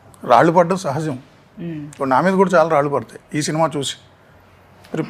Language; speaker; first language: Telugu; native; Telugu